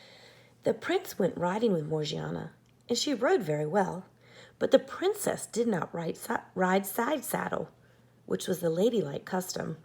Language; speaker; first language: English; native; English